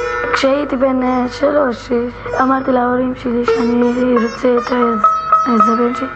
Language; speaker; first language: Hebrew; non-native, local second language; Arabic